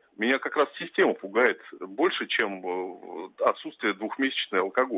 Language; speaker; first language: Russian; native; Russian